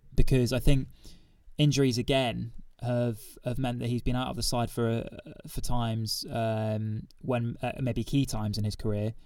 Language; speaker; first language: English; native; English